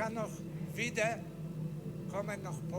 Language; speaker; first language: German; non-native, learner; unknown